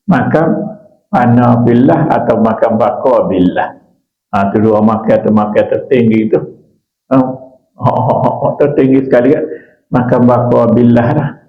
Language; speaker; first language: Malay; native; Malay